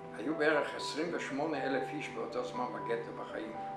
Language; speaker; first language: Hebrew; non-native, fluent; Yiddish